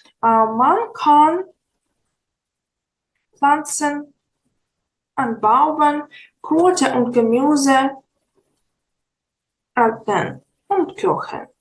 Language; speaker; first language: German; non-native, fluent; Ukrainian